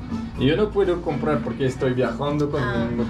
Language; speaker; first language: Spanish; non-native, learner; French